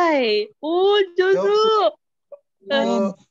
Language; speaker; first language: Japanese; non-native, fluent; Indonesian